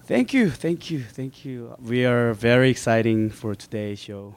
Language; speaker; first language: English; non-native, learner; Korean